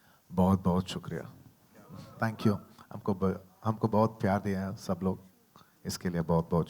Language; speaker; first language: Hindi; non-native, local second language; Telugu